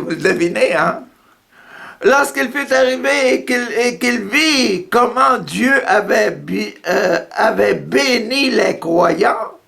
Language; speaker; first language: French; native; French